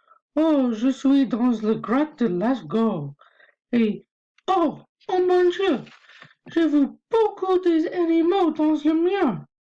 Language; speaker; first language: French; non-native, learner; English